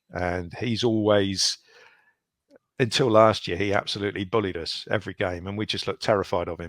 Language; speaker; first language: English; native; English